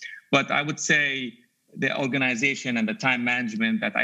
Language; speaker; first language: English; non-native, fluent; Arabic